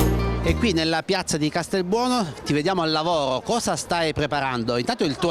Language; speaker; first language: Italian; native; Italian